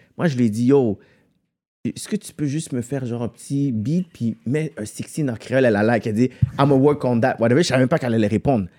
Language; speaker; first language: French; native; French